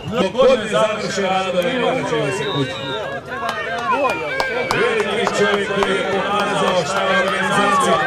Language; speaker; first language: Serbian; native; Serbian